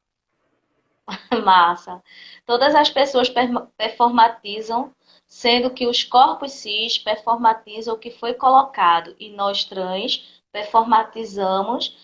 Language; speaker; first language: Portuguese; native; Portuguese